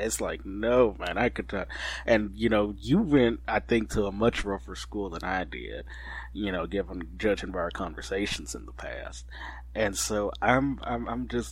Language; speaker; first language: English; native; English